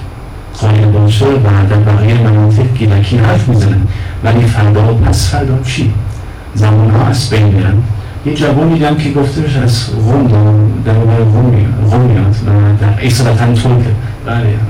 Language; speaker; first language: Persian; non-native, fluent; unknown